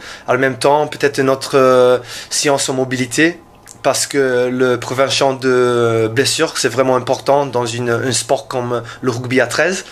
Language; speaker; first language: French; non-native, learner; English